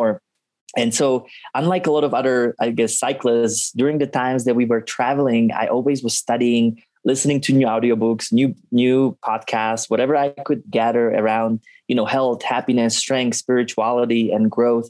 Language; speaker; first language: English; non-native, fluent; Czech